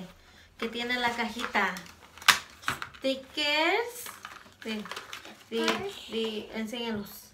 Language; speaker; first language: Spanish; early bilingual, heritage; Spanish